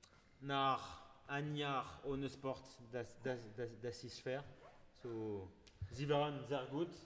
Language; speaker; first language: German; non-native, learner; French